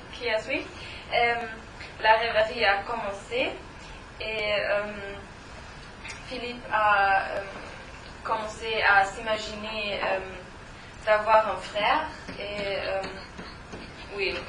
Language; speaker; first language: French; non-native, learner; German